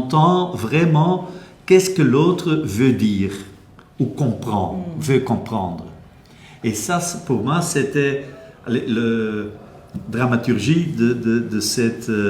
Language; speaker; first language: French; non-native, local second language; Dutch